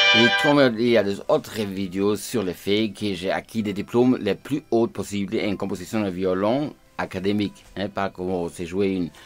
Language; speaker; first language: French; non-native, fluent; German